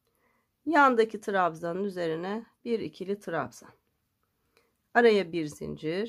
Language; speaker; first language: Turkish; native; Turkish